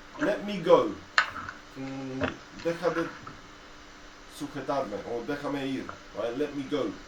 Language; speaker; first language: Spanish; non-native, fluent; English